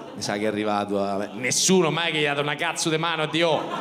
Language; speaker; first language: Italian; native; Italian